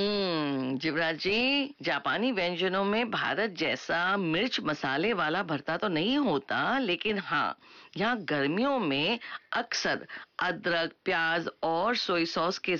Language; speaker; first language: Hindi; native; Hindi